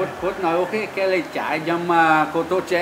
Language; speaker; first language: Vietnamese; non-native, learner; Portuguese